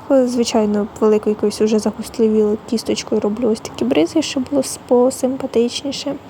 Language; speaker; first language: Ukrainian; non-native, local second language; Russian